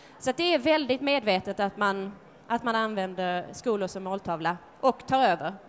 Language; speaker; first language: Swedish; native; Swedish